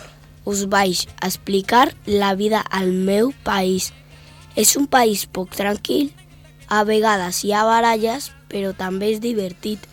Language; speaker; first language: Catalan; early bilingual, other home language; Spanish